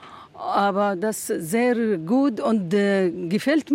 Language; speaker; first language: German; non-native, learner; Arabic